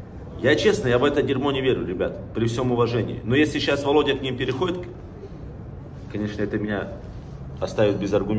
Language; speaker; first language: Russian; native; Russian